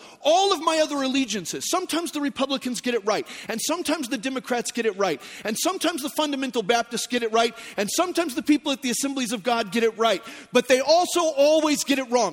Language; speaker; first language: English; native; English